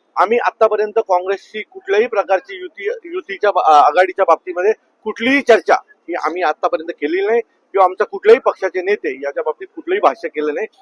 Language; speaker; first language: Marathi; native; Marathi